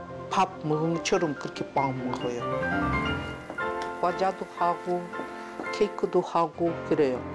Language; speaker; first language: Korean; non-native, learner; Russian